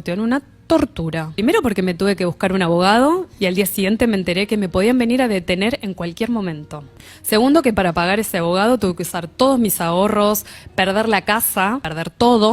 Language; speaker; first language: Spanish; native; Spanish